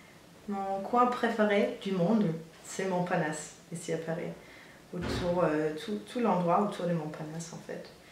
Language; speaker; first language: French; non-native, fluent; Danish